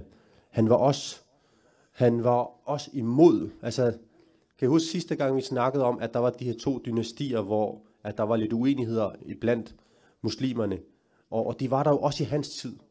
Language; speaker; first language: Danish; early bilingual, other home language; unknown